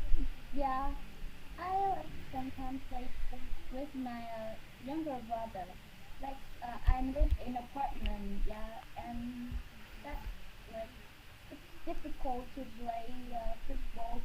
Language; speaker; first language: English; non-native, learner; Vietnamese